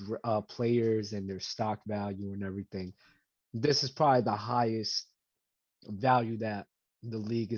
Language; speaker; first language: English; native; English